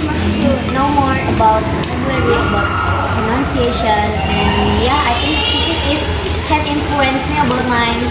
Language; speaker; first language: English; non-native, learner; Indonesian